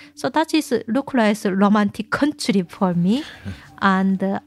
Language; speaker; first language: English; non-native, learner; Korean